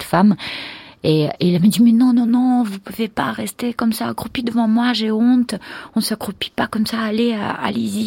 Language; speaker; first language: French; non-native, fluent; Russian